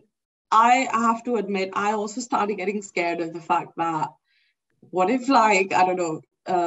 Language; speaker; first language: English; non-native, local second language; Urdu